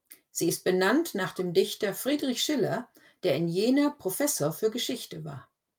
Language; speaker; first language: German; native; German